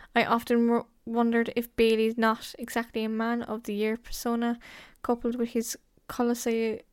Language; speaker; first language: English; native; English